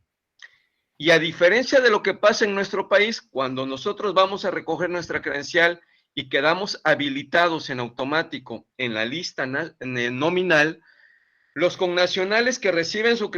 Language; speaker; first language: Spanish; native; Spanish